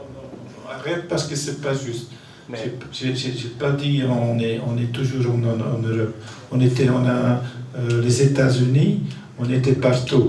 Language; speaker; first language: French; non-native, learner; Dutch